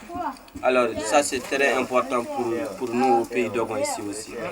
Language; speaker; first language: French; non-native, learner; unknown